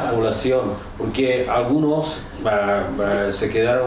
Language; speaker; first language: Spanish; non-native, fluent; Czech